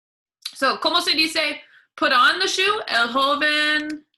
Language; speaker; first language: Spanish; non-native, fluent; English